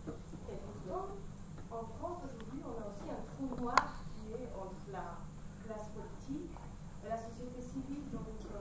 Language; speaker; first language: French; non-native, fluent; Polish